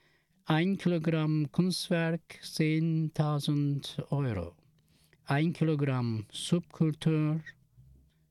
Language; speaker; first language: German; non-native, learner; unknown